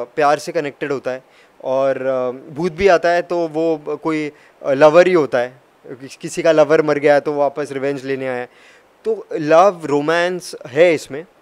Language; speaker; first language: Hindi; native; Hindi